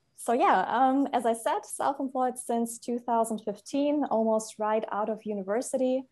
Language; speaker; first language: English; non-native, fluent; German